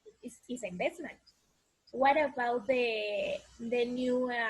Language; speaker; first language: English; non-native, learner; Spanish